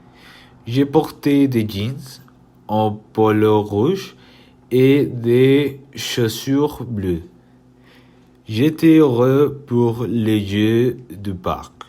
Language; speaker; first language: French; non-native, learner; Spanish